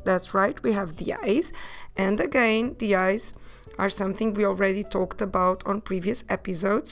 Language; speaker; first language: English; non-native, fluent; Portuguese